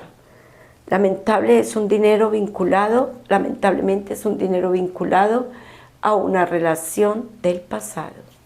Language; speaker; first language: Spanish; native; Spanish